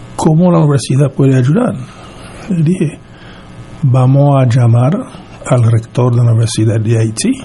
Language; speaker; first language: Spanish; non-native, fluent; Haitian Creole